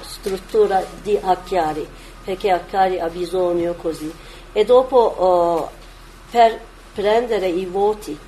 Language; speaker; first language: Italian; non-native, learner; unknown